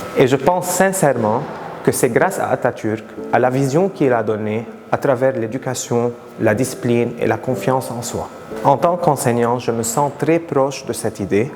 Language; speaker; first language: French; non-native, local second language; Arabic